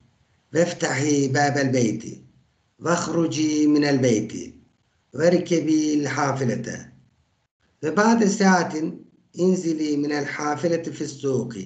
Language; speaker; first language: Arabic; non-native, fluent; Turkish